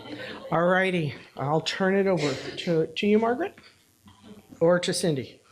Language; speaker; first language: English; native; English